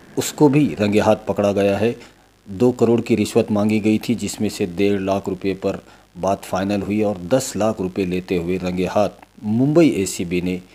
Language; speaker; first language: Hindi; non-native, local second language; Urdu